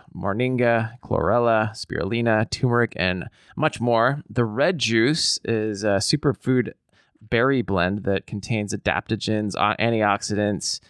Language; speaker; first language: English; native; English